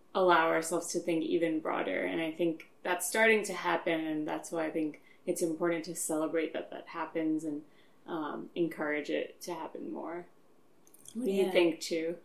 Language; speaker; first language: English; native; English